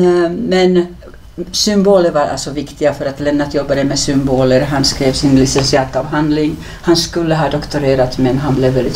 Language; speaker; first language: Swedish; native; Swedish